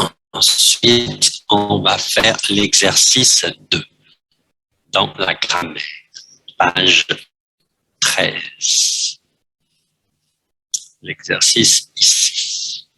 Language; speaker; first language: French; non-native, fluent; Vietnamese